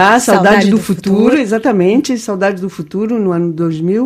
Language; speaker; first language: Portuguese; non-native, fluent; French